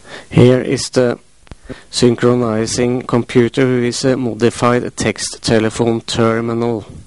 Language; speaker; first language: English; non-native, fluent; Norwegian